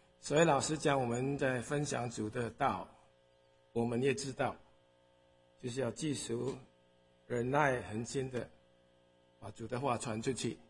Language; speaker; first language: Chinese; early bilingual, heritage; Chinese